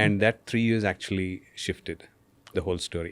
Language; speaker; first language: English; non-native, local second language; Telugu